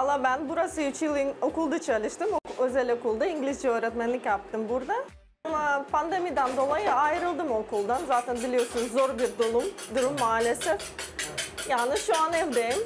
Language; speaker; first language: Turkish; non-native, learner; Russian